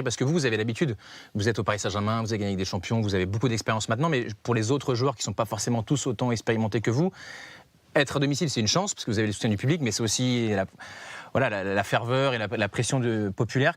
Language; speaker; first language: French; native; French